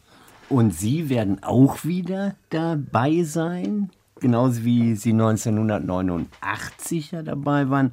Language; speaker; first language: German; native; German